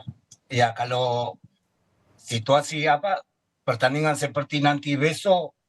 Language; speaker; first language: Indonesian; non-native, fluent; Spanish